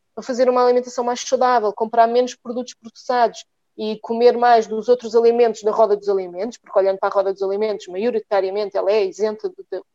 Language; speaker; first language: Portuguese; native; Portuguese